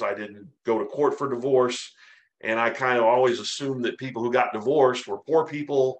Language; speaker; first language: English; native; English